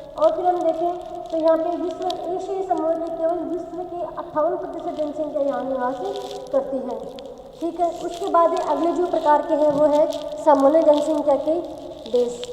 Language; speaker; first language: Hindi; native; Hindi